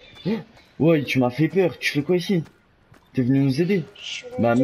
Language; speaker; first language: French; native; French